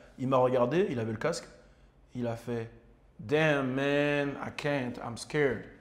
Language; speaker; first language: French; native; French